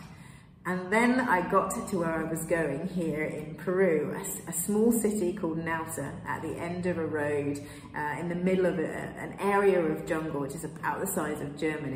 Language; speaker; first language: English; native; English